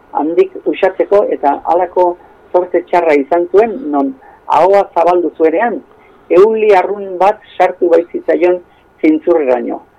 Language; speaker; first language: Basque; non-native, local second language; Spanish